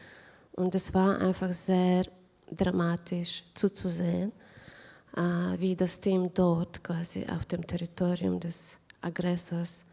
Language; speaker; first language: German; non-native, fluent; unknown